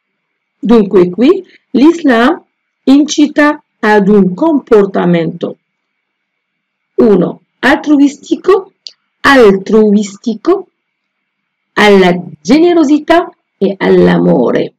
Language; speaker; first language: Italian; non-native, fluent; Arabic